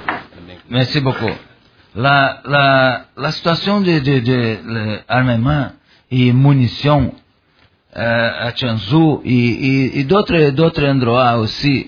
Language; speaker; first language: French; non-native, learner; Portuguese